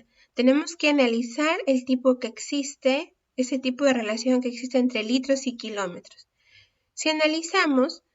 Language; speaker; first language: Spanish; native; Spanish